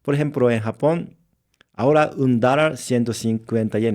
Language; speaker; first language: Spanish; non-native, learner; Japanese